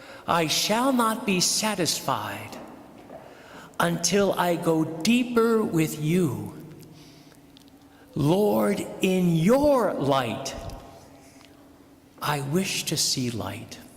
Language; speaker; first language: English; native; English